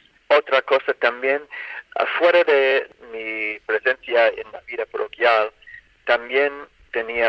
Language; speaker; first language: Spanish; non-native, fluent; English